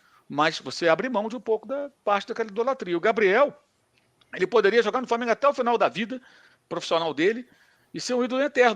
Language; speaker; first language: Portuguese; native; Portuguese